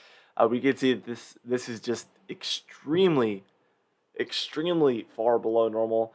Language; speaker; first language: English; native; English